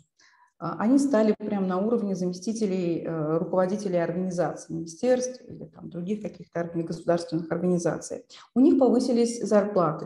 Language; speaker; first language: Russian; non-native, local second language; Uzbek